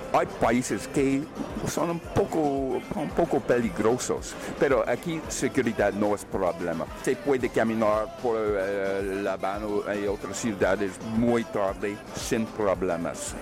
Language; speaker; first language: Spanish; non-native, learner; English